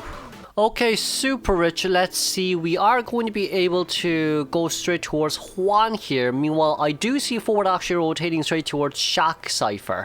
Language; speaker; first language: English; non-native, fluent; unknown